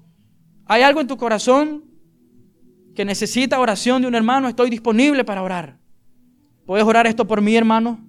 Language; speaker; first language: Spanish; native; Spanish